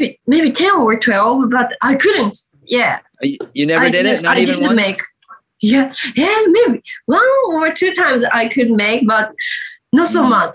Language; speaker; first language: English; non-native, learner; Japanese